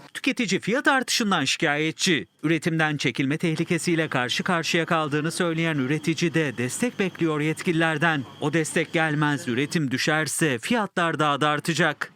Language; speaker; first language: Turkish; native; Turkish